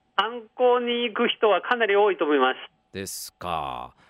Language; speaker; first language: Japanese; non-native, fluent; Chinese